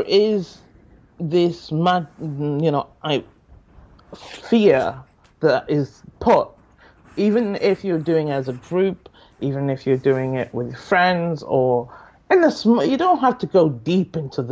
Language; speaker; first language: English; non-native, local second language; Yoruba